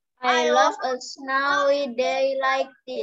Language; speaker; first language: English; non-native, learner; Indonesian